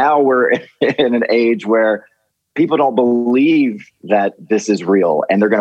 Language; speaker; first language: English; native; English